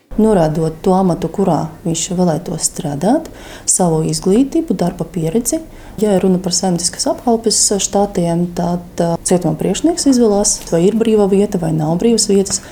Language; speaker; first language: Latvian; non-native, local second language; Russian